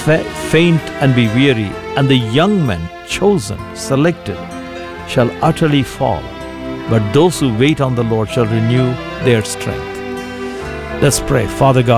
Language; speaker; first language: English; non-native, local second language; Tamil